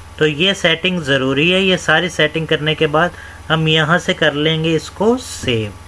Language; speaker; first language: Urdu; non-native, local second language; Punjabi